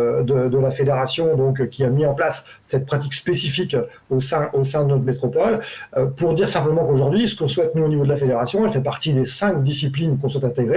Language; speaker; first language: French; native; French